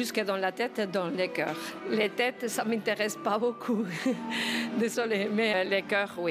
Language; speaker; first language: French; non-native, fluent; Spanish